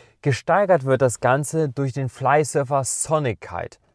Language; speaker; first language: German; native; German